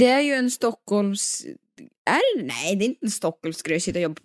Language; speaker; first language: Swedish; native; Swedish